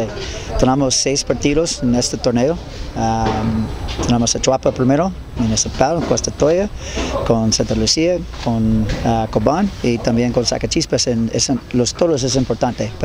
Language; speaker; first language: Spanish; non-native, learner; English